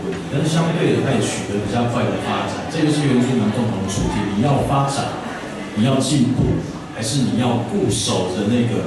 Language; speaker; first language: Chinese; native; Chinese